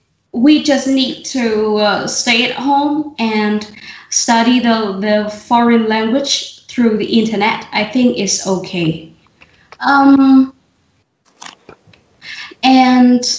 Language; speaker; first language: English; non-native, learner; Vietnamese